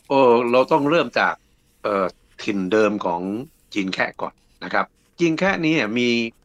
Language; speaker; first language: Thai; native; Thai